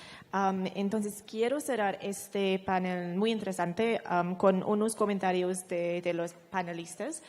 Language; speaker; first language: Spanish; non-native, fluent; English